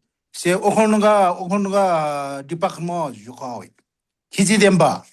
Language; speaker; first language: French; non-native, learner; Sherpa